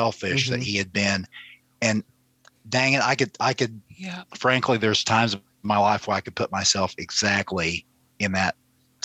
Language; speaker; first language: English; native; English